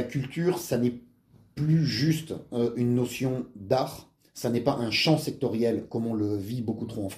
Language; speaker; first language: French; native; French